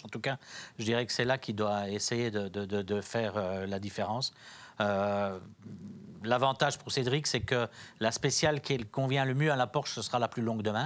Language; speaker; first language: French; native; French